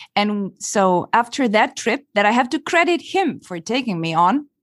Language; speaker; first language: English; non-native, fluent; Italian